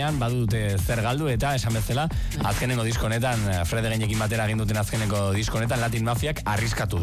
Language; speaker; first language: Basque; native; Basque